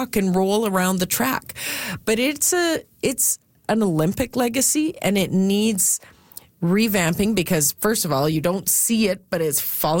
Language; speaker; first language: English; native; English